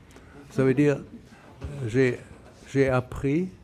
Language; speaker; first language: French; non-native, fluent; German